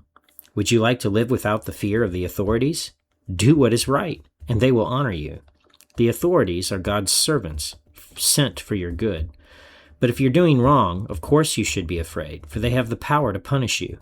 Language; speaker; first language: English; native; English